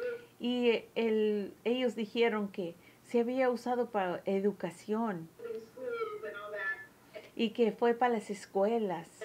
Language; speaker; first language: Spanish; early bilingual, heritage; Spanish